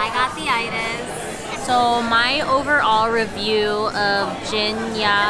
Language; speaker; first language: English; native; English